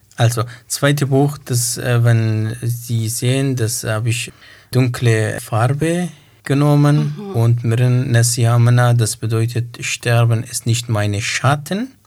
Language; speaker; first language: German; non-native, learner; Kurdish